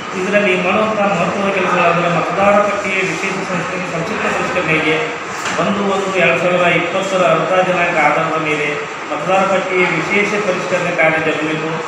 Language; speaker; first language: Kannada; native; Kannada